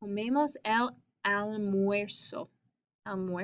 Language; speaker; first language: Spanish; non-native, fluent; English